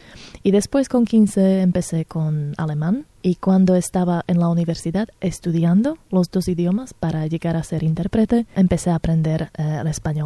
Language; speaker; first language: Spanish; non-native, fluent; Slovak